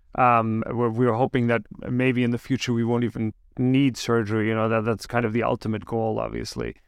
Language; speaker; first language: English; early bilingual, other home language; German